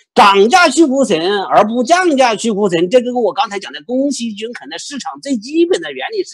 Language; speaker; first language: Chinese; native; Chinese